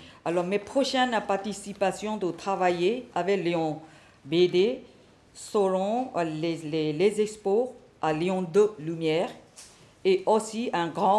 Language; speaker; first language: French; non-native, learner; Burmese